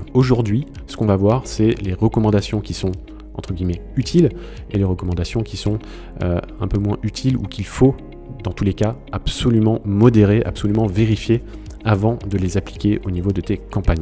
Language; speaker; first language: French; native; French